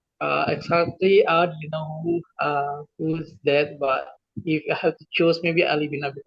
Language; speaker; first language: English; non-native, learner; Indonesian